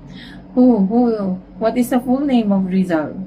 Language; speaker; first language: English; non-native, local second language; Filipino